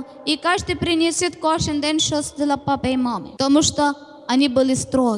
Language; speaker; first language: Ukrainian; non-native, learner; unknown